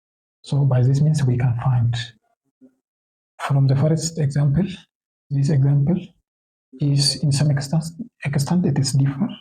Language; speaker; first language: English; non-native, local second language; Oromo